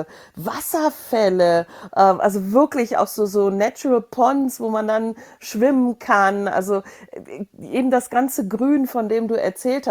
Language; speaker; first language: German; native; German